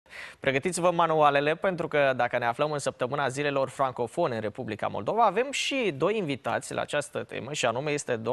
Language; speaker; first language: Romanian; native; Romanian